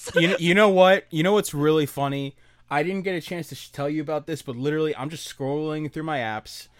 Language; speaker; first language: English; early bilingual, other home language; Spanish